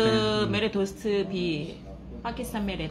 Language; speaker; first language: Hindi; non-native, learner; Korean